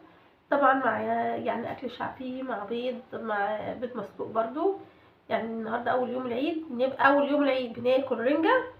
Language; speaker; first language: Arabic; native; Arabic